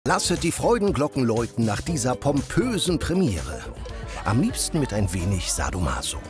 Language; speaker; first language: German; native; German